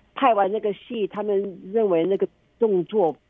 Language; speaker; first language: Chinese; early bilingual, heritage; Chinese